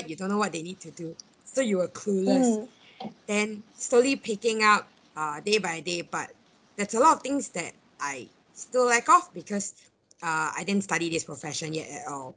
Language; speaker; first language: English; non-native, local second language; Cantonese